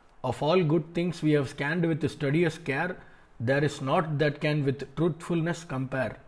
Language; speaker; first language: English; non-native, local second language; Tamil